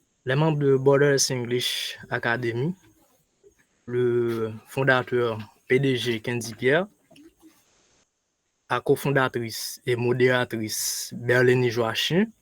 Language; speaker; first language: French; non-native, local second language; Haitian Creole